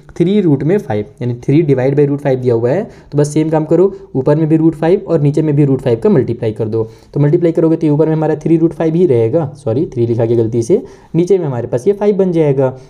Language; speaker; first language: Hindi; native; Hindi